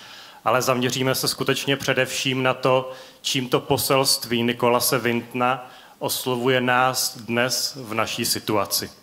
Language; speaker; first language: Czech; native; Czech